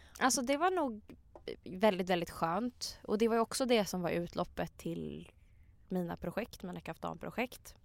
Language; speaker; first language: Swedish; native; Swedish